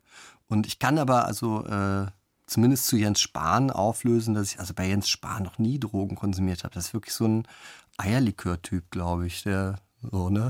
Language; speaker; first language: German; native; German